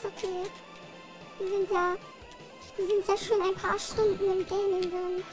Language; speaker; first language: German; early bilingual, other home language; Japanese